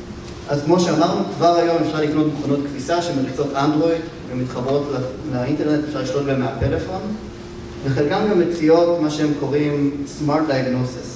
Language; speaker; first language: Hebrew; native; Hebrew